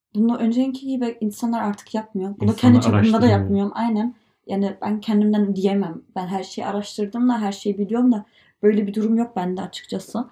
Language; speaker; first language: Turkish; early bilingual, heritage; Turkish